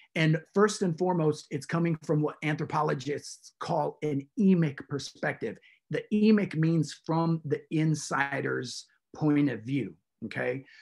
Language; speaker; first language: English; native; English